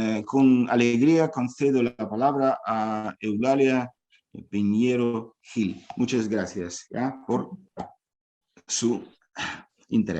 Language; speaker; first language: Spanish; non-native, fluent; Ukrainian